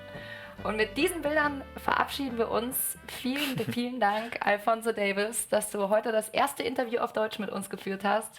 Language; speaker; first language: German; native; German